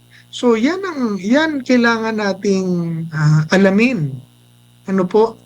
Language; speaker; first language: Filipino; native; Filipino